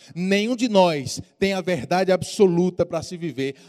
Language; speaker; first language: Portuguese; native; Portuguese